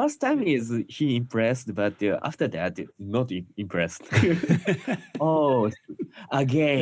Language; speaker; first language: English; non-native, learner; Japanese